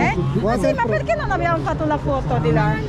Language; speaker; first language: Italian; non-native, learner; Filipino